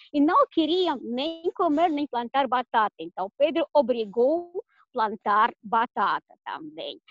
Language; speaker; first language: Portuguese; non-native, fluent; Russian